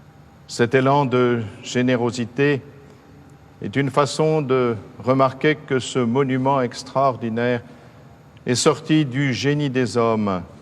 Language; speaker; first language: French; native; French